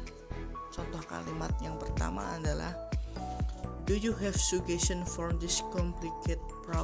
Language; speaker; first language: English; non-native, learner; Indonesian